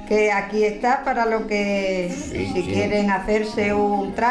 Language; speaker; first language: Spanish; native; Spanish